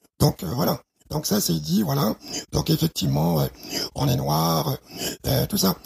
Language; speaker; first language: French; early bilingual, other home language; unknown